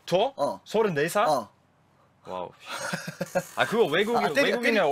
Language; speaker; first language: Korean; non-native, learner; Croatian